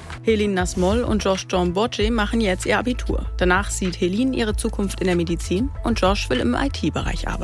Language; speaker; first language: German; native; German